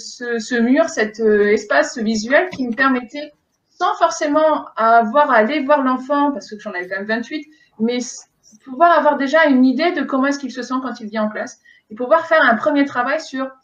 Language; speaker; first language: French; native; French